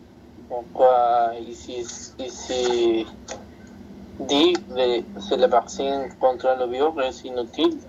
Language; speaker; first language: French; non-native, learner; Spanish